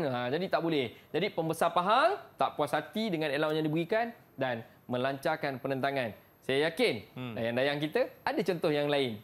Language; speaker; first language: Malay; native; Malay